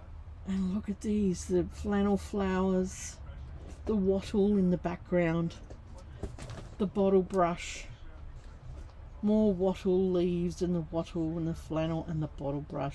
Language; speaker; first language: English; native; English